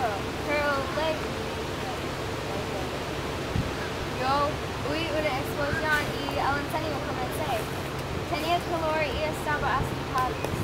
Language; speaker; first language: Spanish; non-native, learner; English